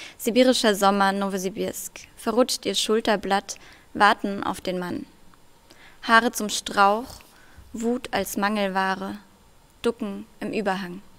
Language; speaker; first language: German; early bilingual, other home language; Russian